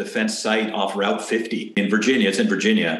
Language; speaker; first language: English; early bilingual, other home language; Spanish